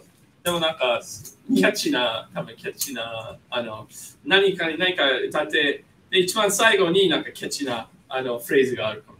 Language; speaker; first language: Japanese; non-native, fluent; English